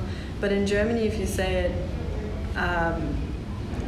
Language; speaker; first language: English; non-native, fluent; German